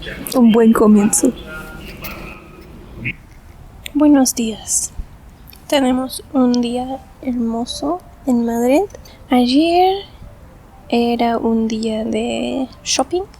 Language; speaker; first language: Spanish; non-native, fluent; English